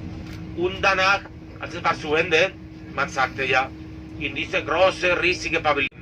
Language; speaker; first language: German; non-native, learner; Catalan